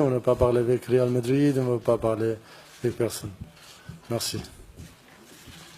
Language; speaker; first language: French; non-native, learner; Arabic